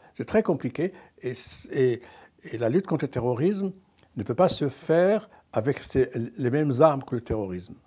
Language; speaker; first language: French; non-native, local second language; Arabic